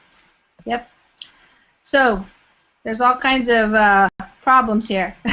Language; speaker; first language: English; native; English